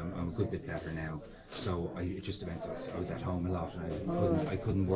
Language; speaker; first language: English; native; English